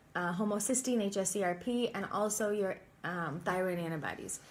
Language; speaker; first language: English; native; English